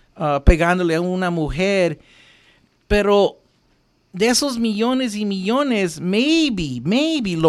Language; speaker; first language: Spanish; early bilingual, heritage; Spanish